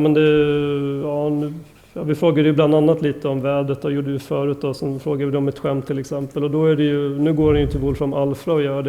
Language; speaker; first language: Swedish; native; Swedish